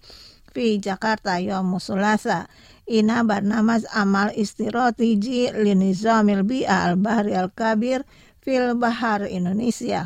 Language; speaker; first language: Arabic; non-native, fluent; Indonesian